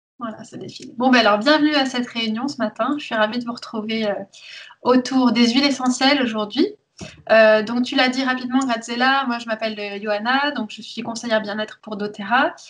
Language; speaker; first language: French; early bilingual, heritage; French